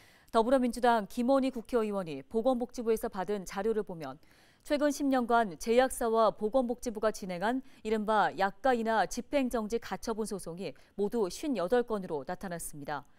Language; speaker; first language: Korean; native; Korean